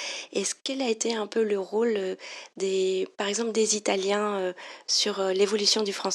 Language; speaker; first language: French; native; French